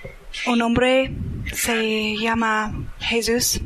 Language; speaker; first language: Spanish; non-native, learner; English